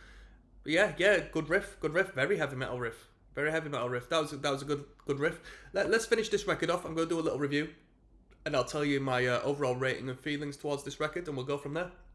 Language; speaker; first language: English; native; English